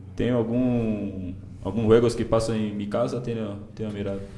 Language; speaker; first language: Spanish; non-native, learner; Portuguese